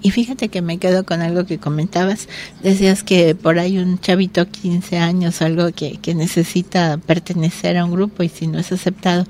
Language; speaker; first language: Spanish; native; Spanish